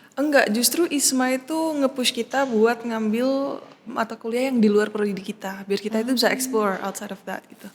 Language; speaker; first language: Indonesian; native; Indonesian